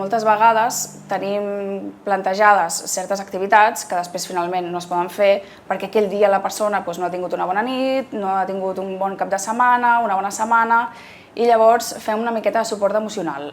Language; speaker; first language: Catalan; native; Catalan